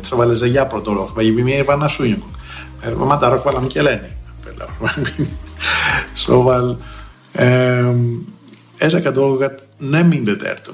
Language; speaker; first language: Hungarian; non-native, learner; Greek